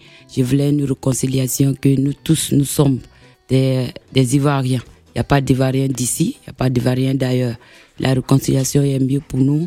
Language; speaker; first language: French; non-native, local second language; Mandingo